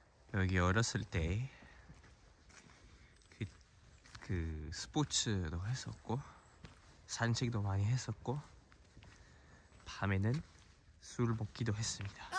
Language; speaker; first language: Korean; non-native, fluent; French